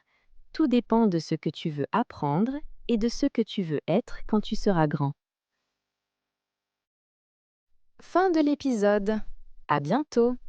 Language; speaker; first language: French; non-native, local second language; Arabic